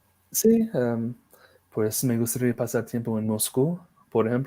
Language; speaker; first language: Spanish; non-native, fluent; English